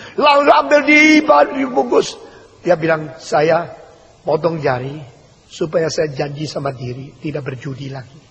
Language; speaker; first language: Indonesian; early bilingual, other home language; Min Nan Chinese